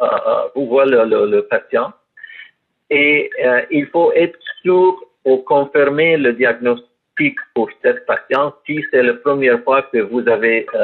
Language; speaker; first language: French; non-native, learner; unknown